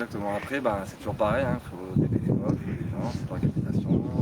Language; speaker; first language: French; native; French